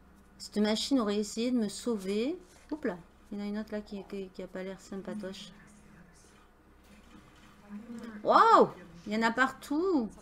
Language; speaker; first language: French; native; French